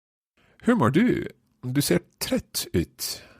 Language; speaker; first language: Swedish; non-native, learner; English